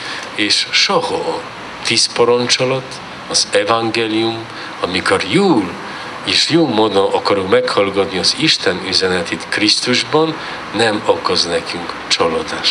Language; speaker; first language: Hungarian; non-native, learner; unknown